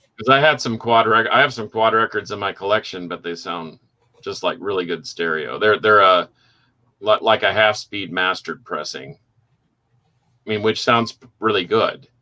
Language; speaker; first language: English; native; English